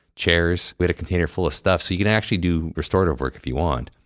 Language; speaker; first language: English; native; English